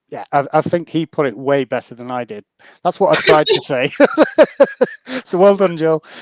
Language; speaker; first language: English; native; English